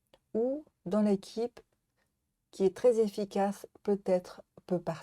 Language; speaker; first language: French; non-native, learner; Japanese